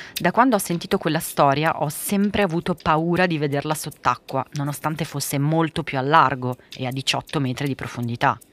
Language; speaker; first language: Italian; early bilingual, other home language; Portuguese